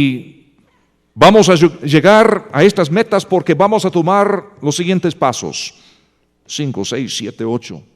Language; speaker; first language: Spanish; non-native, fluent; English